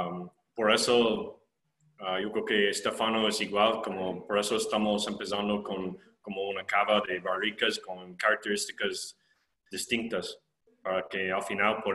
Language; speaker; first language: Spanish; non-native, fluent; English